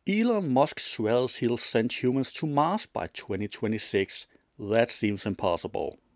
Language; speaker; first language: English; non-native, fluent; Danish